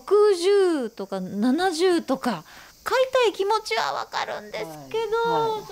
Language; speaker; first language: Japanese; native; Japanese